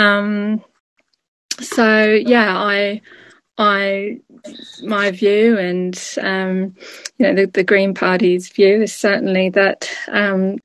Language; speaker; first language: English; native; English